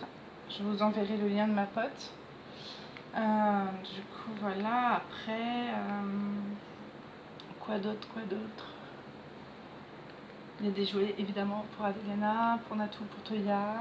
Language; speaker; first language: French; native; French